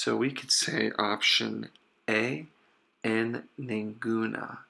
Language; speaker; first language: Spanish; non-native, fluent; English